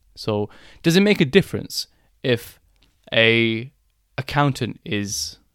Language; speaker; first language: English; native; English